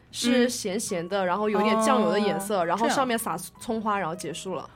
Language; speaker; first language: Chinese; native; Chinese